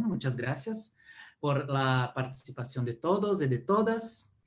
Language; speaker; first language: Spanish; non-native, fluent; Portuguese